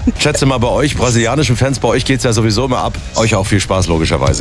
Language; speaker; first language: German; native; German